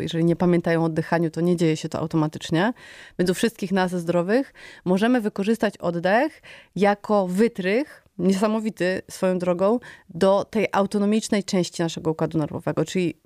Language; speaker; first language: Polish; native; Polish